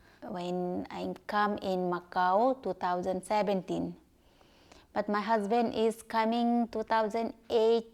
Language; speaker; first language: English; non-native, learner; Nepali